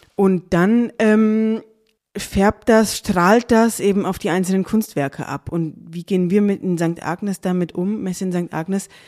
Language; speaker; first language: German; native; German